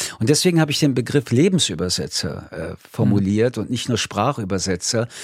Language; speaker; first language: German; early bilingual, other home language; French